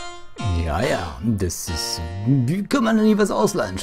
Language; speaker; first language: German; native; German